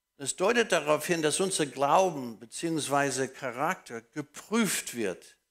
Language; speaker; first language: German; non-native, fluent; English